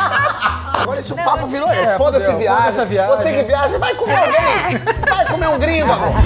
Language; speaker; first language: Portuguese; native; Portuguese